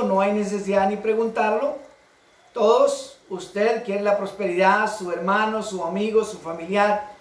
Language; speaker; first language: Spanish; native; Spanish